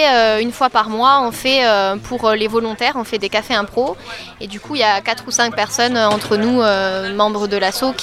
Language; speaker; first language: French; native; French